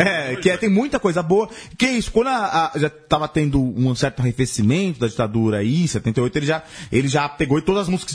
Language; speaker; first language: Portuguese; native; Portuguese